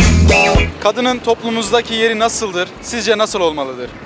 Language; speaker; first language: Turkish; native; Turkish